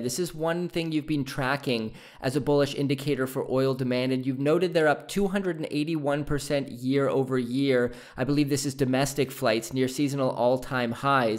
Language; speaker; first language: English; native; English